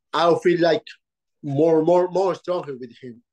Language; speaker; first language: English; non-native, learner; Spanish